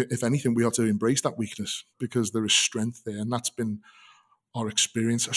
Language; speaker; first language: English; native; English